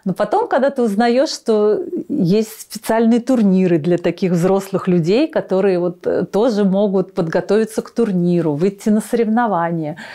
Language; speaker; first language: Russian; native; Russian